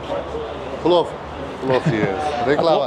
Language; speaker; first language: Russian; non-native, local second language; Uzbek